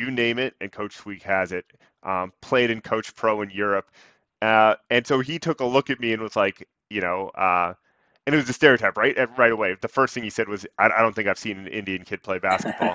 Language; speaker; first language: English; native; English